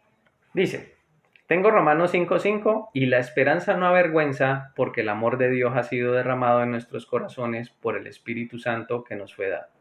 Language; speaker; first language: Spanish; native; Spanish